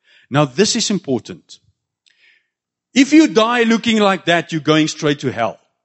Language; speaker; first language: English; non-native, local second language; Afrikaans